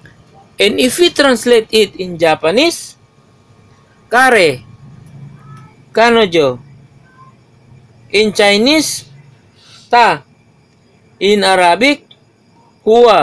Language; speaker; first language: English; non-native, local second language; Maguindanaon